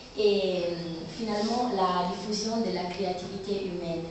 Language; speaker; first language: French; non-native, learner; Italian